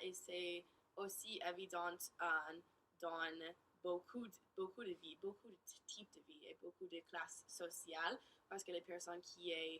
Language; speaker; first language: French; non-native, learner; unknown